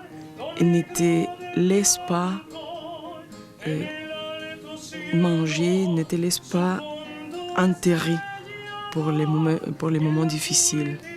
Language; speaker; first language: French; non-native, fluent; Spanish